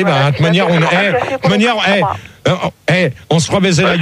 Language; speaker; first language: French; native; French